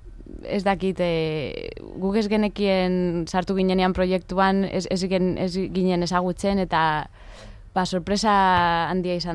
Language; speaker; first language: Basque; non-native, local second language; Spanish